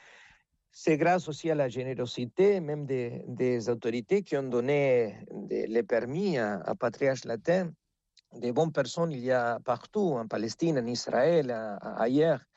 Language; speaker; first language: French; non-native, fluent; Spanish